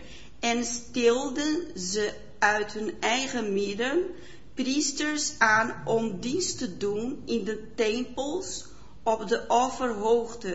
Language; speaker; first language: Dutch; non-native, fluent; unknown